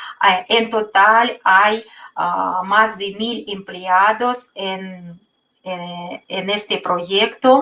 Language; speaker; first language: Spanish; non-native, fluent; Russian